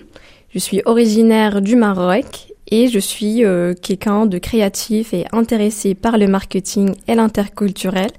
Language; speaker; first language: French; non-native, local second language; Arabic